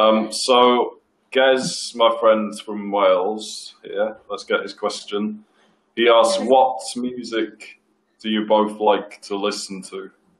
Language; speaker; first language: English; native; English